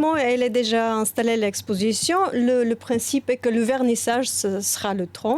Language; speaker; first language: French; non-native, fluent; Bulgarian